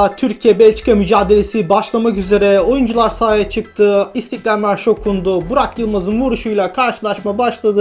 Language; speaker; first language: Turkish; native; Turkish